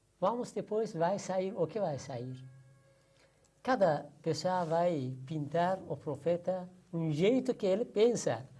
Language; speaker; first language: Portuguese; non-native, learner; Persian